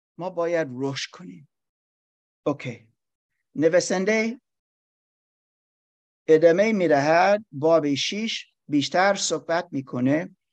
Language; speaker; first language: Persian; non-native, learner; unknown